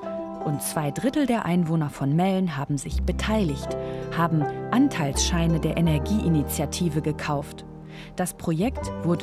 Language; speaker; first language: German; native; German